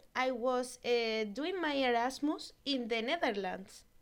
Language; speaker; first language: English; non-native, learner; Spanish